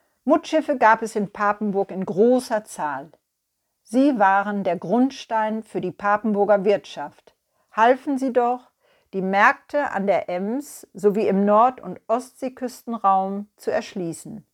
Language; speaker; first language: German; native; German